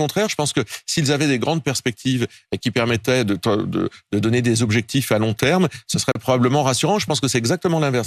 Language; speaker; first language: French; native; French